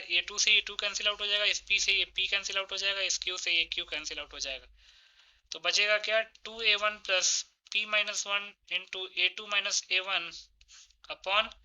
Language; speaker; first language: Hindi; native; Hindi